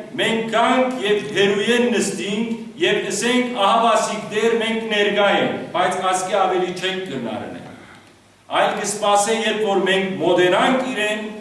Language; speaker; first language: Armenian; early bilingual, heritage; Armenian